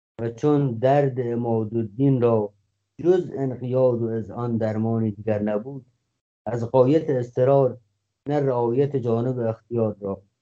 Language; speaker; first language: Persian; non-native, local second language; Kurdish